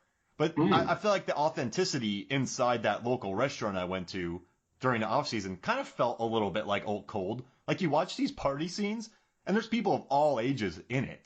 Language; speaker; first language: English; native; English